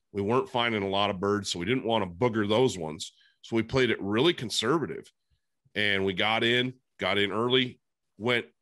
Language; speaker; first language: English; native; English